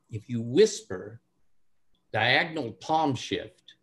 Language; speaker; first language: English; native; English